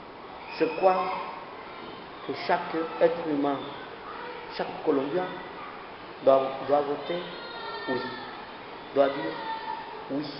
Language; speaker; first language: French; non-native, learner; Spanish